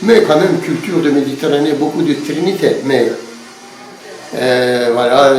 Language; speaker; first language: French; non-native, fluent; Turkish